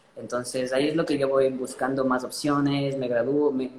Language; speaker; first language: Spanish; native; Spanish